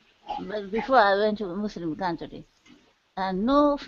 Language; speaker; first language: English; non-native, learner; Japanese